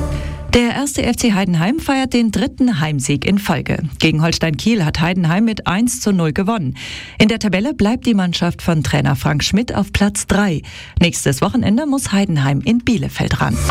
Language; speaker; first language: German; native; German